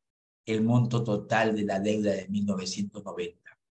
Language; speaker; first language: Spanish; native; Spanish